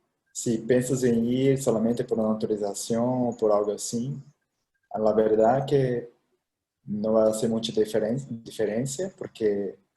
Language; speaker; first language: Spanish; non-native, fluent; Portuguese